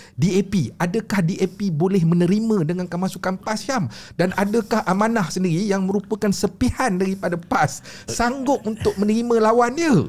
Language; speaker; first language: Malay; native; Malay